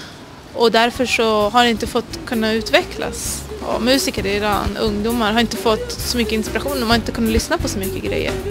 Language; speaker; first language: Swedish; early bilingual, other home language; Persian